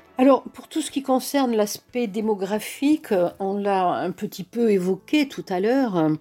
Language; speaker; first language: French; native; French